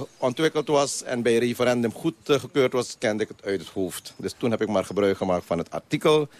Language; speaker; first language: Dutch; non-native, local second language; Caribbean Hindustani